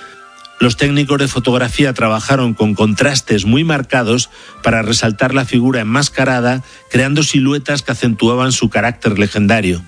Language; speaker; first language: Spanish; native; Spanish